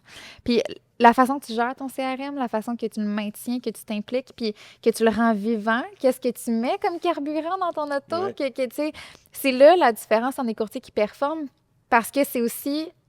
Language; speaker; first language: French; native; French